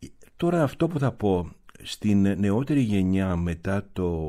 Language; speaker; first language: Greek; native; Greek